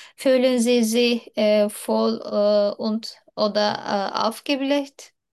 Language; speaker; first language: German; non-native, learner; Turkish